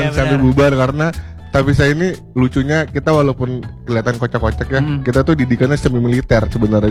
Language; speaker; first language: Indonesian; native; Indonesian